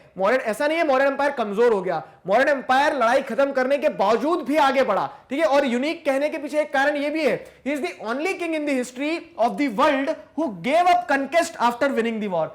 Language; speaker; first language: Hindi; native; Hindi